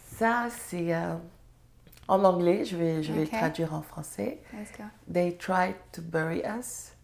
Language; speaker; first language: French; non-native, local second language; Serer